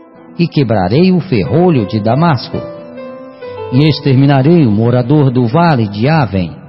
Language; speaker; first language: Portuguese; native; Portuguese